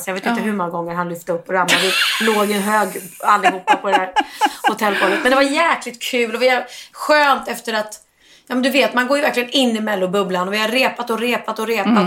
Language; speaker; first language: Swedish; native; Swedish